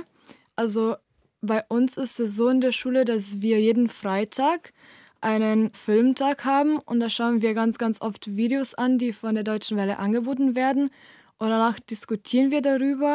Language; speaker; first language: German; non-native, fluent; Slovenian